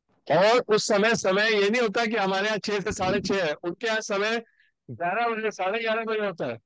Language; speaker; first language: Hindi; native; Hindi